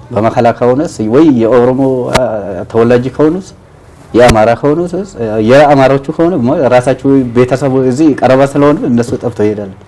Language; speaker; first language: Amharic; non-native, local second language; Oromo